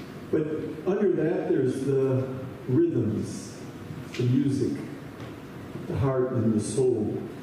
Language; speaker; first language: English; early bilingual, other home language; Ukrainian